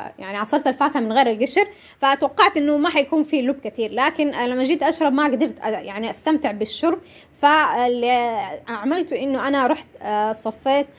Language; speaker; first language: Arabic; non-native, local second language; Somali